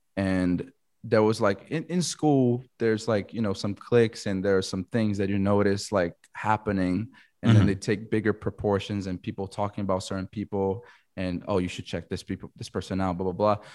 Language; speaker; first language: English; non-native, fluent; Portuguese